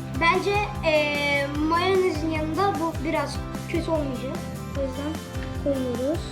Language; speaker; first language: Turkish; early bilingual, heritage; Turkish